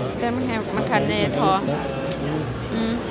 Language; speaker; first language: Swedish; non-native, learner; Thai